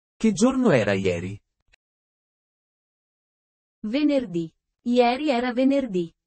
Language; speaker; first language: Italian; non-native, fluent; Sinhala